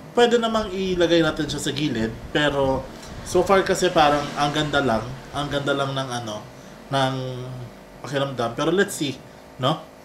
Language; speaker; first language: Filipino; non-native, local second language; Cebuano